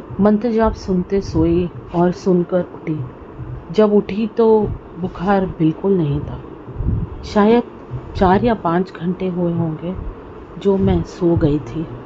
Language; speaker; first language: Hindi; non-native, local second language; Punjabi